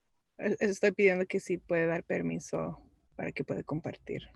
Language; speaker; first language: Spanish; early bilingual, heritage; Spanish